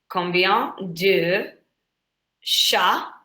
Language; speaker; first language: French; non-native, learner; English